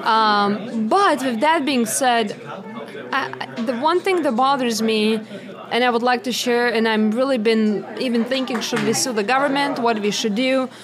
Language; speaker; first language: English; non-native, fluent; Lithuanian